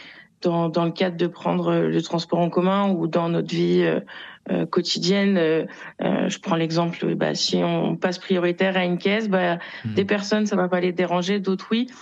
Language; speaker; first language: French; native; French